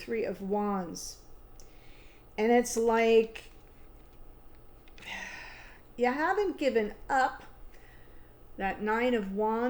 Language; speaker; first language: English; native; English